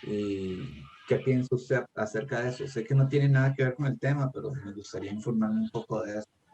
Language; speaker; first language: Spanish; native; Spanish